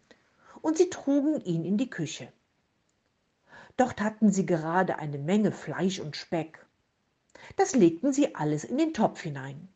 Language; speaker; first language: German; native; German